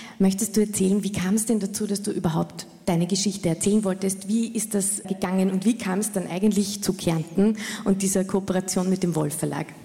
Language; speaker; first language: German; native; German